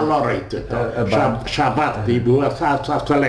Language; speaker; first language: Hebrew; non-native, fluent; Yiddish